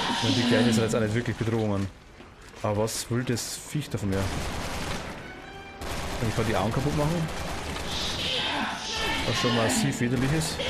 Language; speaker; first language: German; native; German